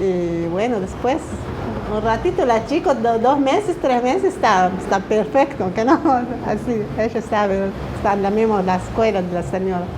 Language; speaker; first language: Spanish; non-native, learner; Arabic